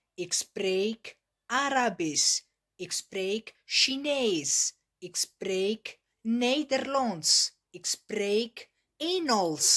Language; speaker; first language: Dutch; non-native, learner; Arabic